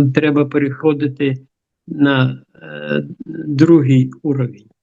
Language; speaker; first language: Ukrainian; non-native, local second language; Russian